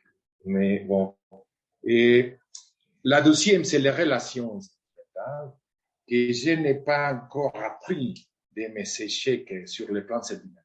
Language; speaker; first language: French; non-native, fluent; Spanish